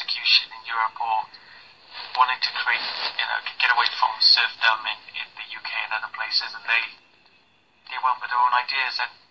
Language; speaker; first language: English; native; English